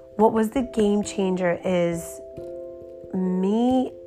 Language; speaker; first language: English; early bilingual, other home language; Romanian